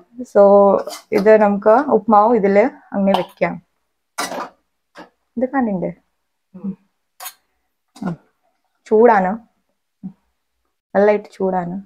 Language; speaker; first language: Malayalam; non-native, learner; Hindi